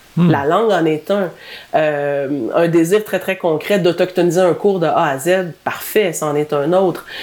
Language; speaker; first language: French; native; French